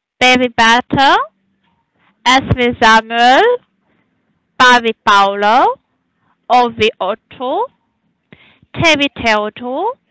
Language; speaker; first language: German; non-native, learner; Hungarian